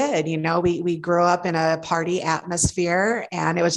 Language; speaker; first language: English; native; English